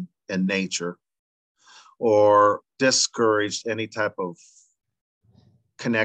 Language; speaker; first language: English; native; English